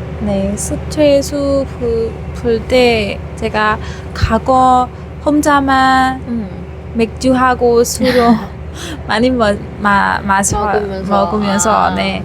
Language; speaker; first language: Korean; non-native, learner; Burmese